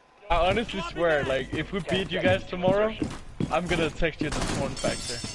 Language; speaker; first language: English; non-native, fluent; Danish